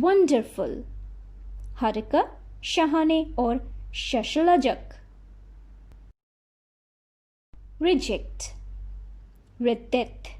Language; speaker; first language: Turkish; non-native, learner; Bangla